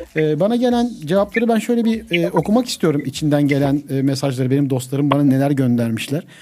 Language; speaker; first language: Turkish; native; Turkish